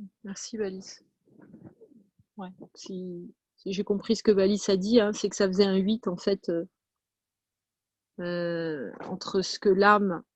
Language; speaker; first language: French; native; French